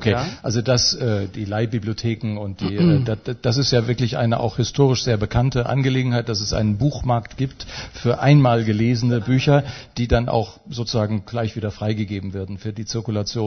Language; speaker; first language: German; native; German